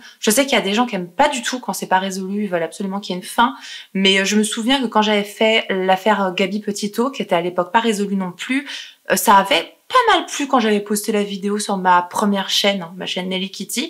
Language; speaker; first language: French; native; French